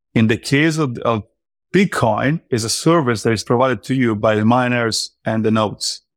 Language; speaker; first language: English; non-native, fluent; Italian